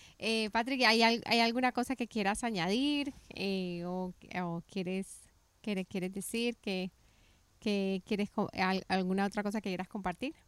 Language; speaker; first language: Spanish; native; Spanish